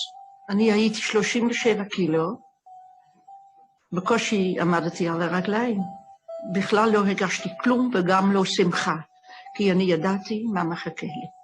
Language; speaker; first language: Hebrew; non-native, fluent; Dutch